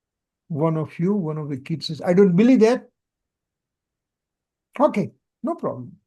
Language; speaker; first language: English; non-native, local second language; Gujarati